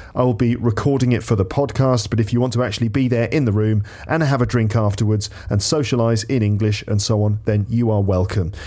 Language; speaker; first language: English; native; English